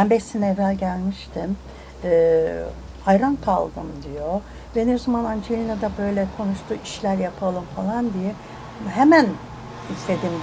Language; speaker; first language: Turkish; early bilingual, heritage; English